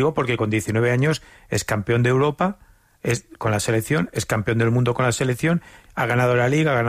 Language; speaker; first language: Spanish; native; Spanish